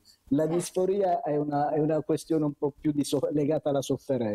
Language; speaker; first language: Italian; native; Italian